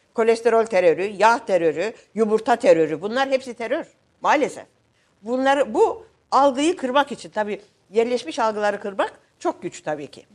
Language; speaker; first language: Turkish; native; Turkish